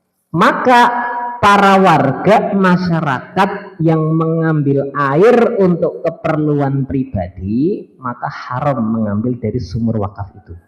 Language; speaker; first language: Indonesian; native; Indonesian